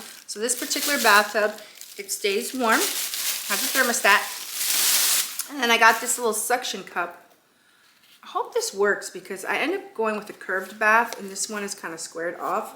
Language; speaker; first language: English; native; English